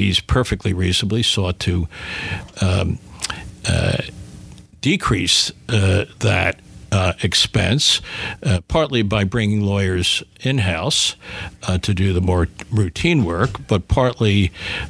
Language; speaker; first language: English; native; English